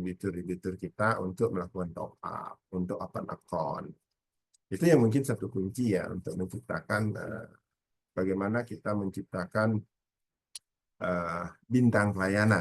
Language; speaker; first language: Indonesian; native; Indonesian